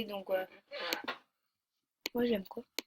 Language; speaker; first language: French; native; French